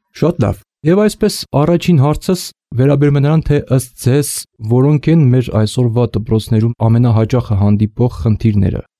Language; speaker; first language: Armenian; native; Armenian